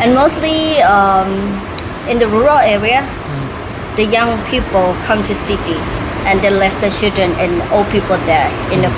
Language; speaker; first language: English; non-native, learner; Thai